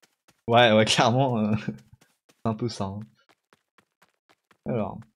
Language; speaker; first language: French; native; French